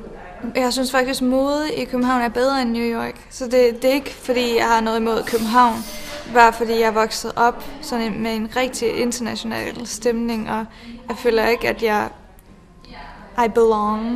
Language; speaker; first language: Danish; non-native, fluent; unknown